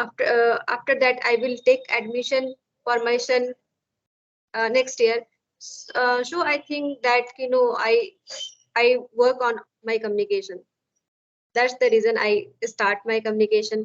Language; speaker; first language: English; non-native, learner; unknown